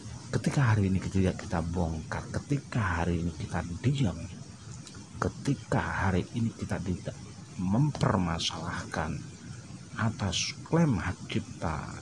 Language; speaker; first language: Indonesian; native; Indonesian